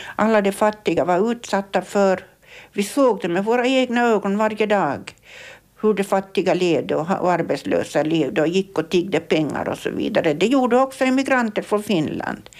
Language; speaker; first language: Swedish; native; Swedish